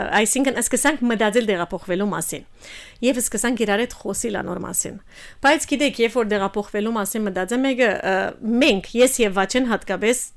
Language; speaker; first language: Armenian; early bilingual, heritage; Armenian